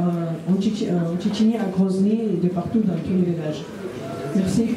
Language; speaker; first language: French; non-native, learner; Chechen